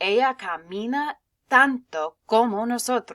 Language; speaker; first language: Spanish; non-native, fluent; English